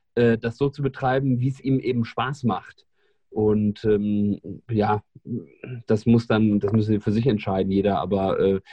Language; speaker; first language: German; native; German